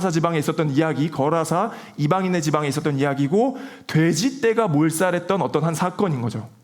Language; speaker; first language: Korean; native; Korean